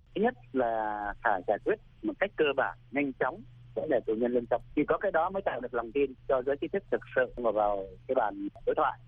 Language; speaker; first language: Vietnamese; native; Vietnamese